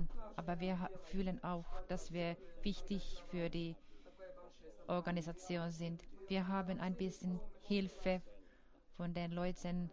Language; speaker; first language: German; non-native, fluent; Finnish